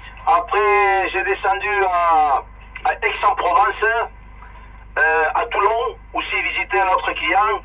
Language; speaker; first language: French; early bilingual, other home language; Spanish